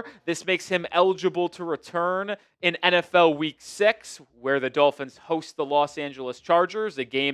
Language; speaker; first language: English; native; English